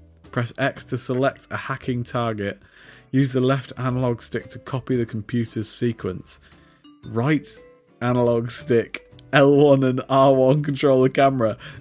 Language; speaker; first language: English; native; English